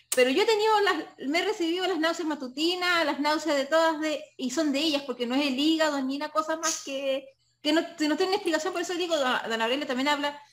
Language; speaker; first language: Spanish; native; Spanish